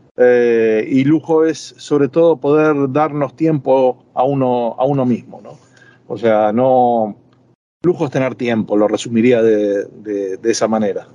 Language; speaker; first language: Spanish; native; Spanish